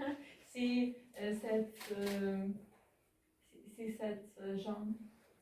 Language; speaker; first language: French; non-native, learner; Ukrainian